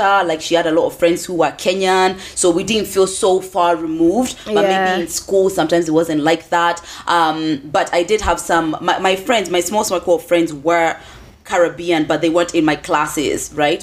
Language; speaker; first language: English; native; English